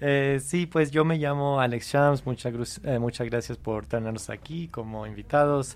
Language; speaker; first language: Spanish; non-native, fluent; English